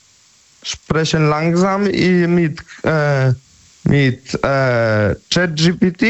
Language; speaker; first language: German; non-native, learner; Polish